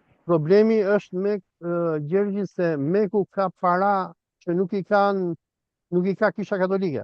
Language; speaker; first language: Albanian; native; Albanian